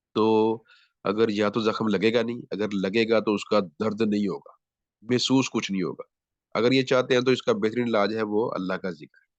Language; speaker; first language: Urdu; non-native, local second language; Punjabi